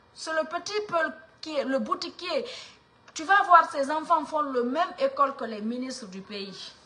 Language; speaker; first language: French; non-native, local second language; Fula